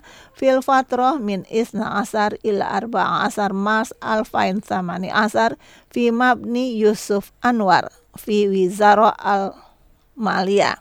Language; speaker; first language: Arabic; non-native, fluent; Indonesian